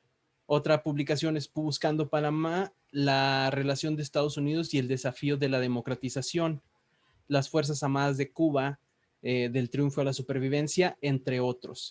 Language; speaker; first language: Spanish; native; Spanish